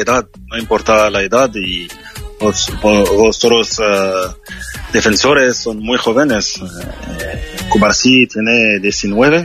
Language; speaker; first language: Spanish; non-native, fluent; French